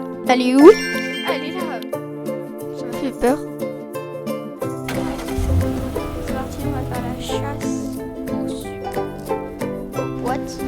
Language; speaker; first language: French; native; French